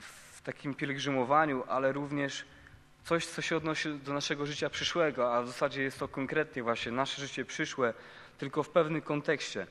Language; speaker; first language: Polish; native; Polish